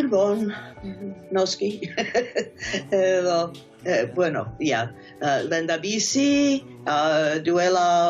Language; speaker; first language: Basque; non-native, fluent; English